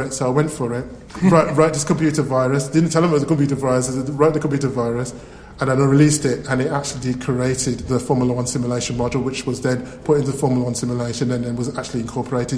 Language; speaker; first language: English; native; English